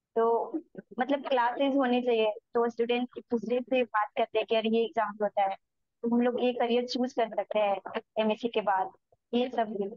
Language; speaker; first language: Hindi; native; Hindi